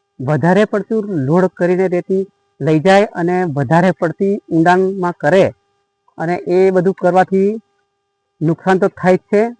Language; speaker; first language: Gujarati; non-native, local second language; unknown